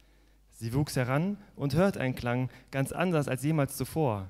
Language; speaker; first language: German; native; German